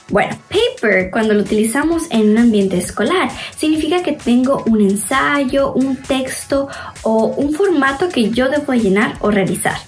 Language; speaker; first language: Spanish; native; Spanish